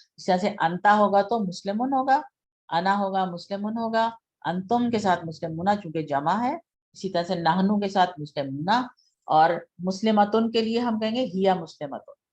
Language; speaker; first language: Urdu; native; Urdu